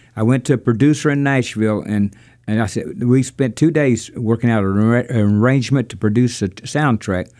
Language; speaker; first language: English; native; English